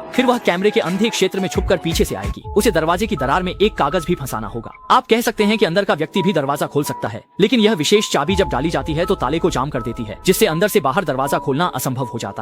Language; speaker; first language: Hindi; native; Hindi